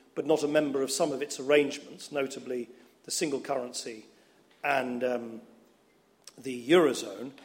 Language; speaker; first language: English; early bilingual, other home language; Dutch